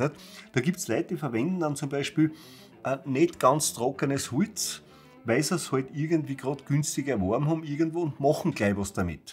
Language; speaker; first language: German; native; German